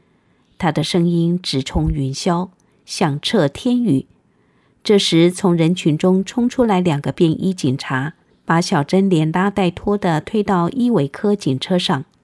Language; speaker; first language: Chinese; native; Chinese